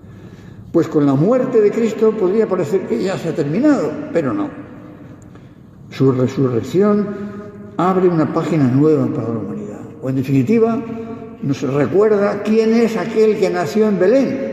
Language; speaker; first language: Spanish; native; Spanish